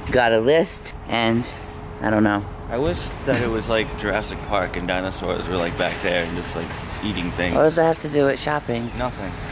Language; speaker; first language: English; native; English